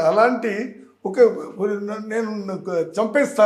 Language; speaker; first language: Telugu; non-native, learner; Tamil